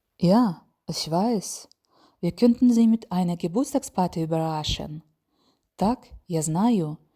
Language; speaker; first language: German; non-native, fluent; Ukrainian